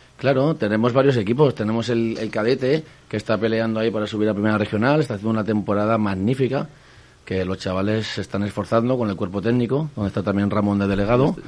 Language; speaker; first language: Spanish; native; Spanish